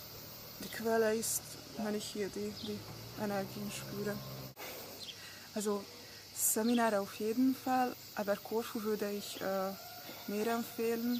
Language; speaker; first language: German; non-native, fluent; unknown